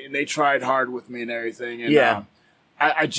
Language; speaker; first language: English; native; English